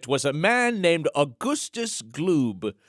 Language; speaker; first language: English; native; English